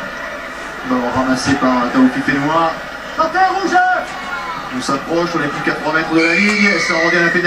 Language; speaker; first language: French; native; French